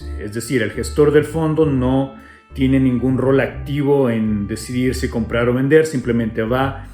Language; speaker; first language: Spanish; native; Spanish